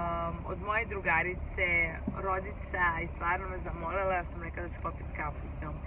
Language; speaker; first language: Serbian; early bilingual, heritage; Serbian